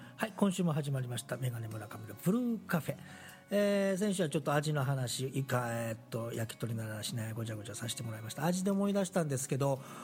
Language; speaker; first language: Japanese; native; Japanese